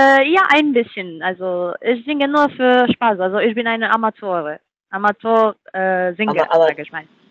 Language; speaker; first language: German; non-native, fluent; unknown